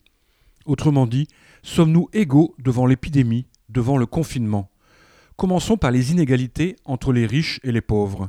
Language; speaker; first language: French; native; French